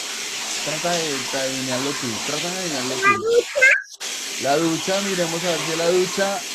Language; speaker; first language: Spanish; native; Spanish